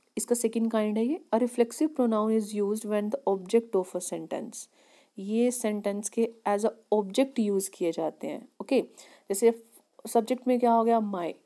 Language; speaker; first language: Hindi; native; Hindi